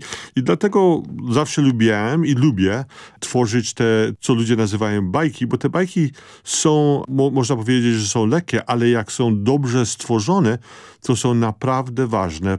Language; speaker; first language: Polish; early bilingual, heritage; Polish